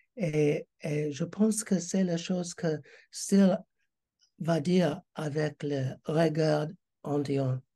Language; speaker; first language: French; non-native, learner; English